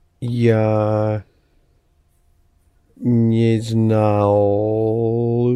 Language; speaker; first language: Russian; non-native, learner; English